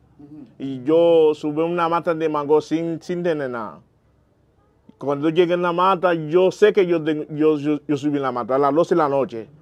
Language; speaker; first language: Spanish; non-native, learner; Haitian Creole